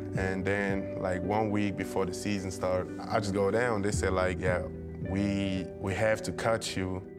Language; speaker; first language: English; early bilingual, other home language; German